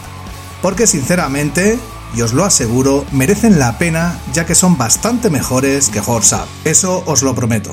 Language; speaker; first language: Spanish; native; Spanish